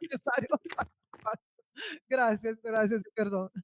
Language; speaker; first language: Spanish; non-native, learner; Portuguese